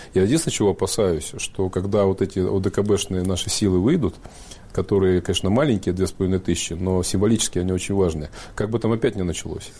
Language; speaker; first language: Russian; native; Russian